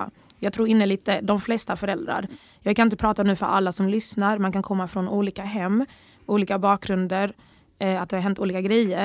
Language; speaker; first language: Swedish; early bilingual, other home language; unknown